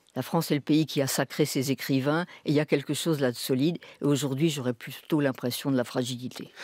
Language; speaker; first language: French; native; French